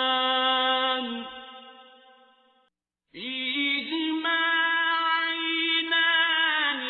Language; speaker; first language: Arabic; native; Arabic